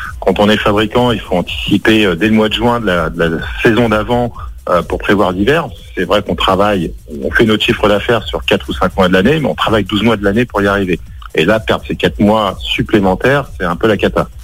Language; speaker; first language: French; native; French